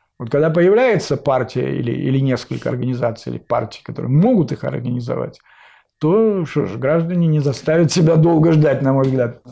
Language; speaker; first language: Russian; native; Russian